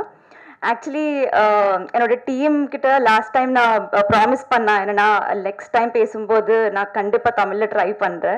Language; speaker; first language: Tamil; non-native, learner; Telugu